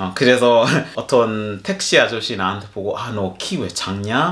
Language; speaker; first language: Korean; non-native, fluent; Gusii